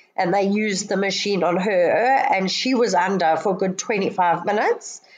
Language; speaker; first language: English; native; English